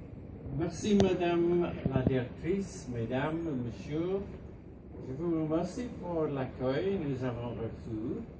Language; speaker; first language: French; non-native, learner; English